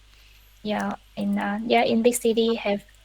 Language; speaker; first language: English; non-native, learner; Vietnamese